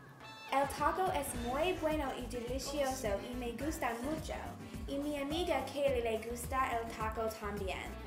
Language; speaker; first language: Spanish; non-native, learner; English